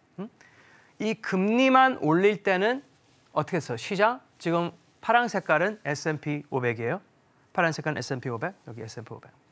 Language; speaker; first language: Korean; early bilingual, heritage; Korean